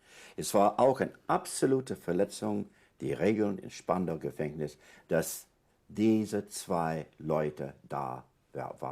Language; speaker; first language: German; non-native, fluent; English